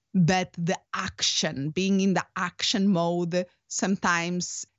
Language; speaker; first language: English; non-native, fluent; Portuguese